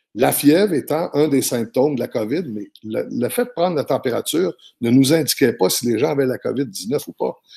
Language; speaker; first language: French; native; French